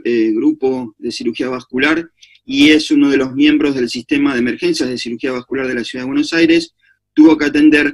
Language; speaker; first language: Spanish; native; Spanish